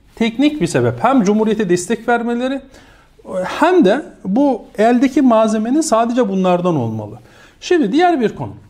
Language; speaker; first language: Turkish; native; Turkish